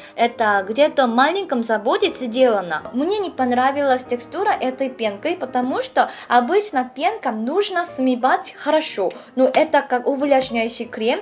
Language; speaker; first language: Russian; non-native, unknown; Korean